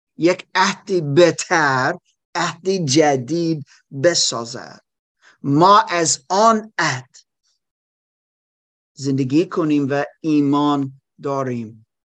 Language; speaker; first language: Persian; non-native, learner; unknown